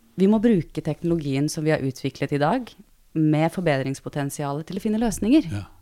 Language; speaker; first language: Norwegian; early bilingual, other home language; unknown